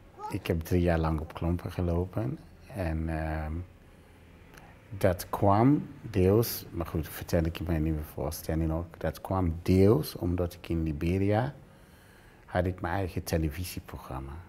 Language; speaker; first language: Dutch; non-native, fluent; English